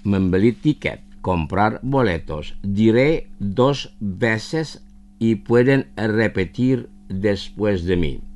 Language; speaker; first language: Spanish; non-native, fluent; Indonesian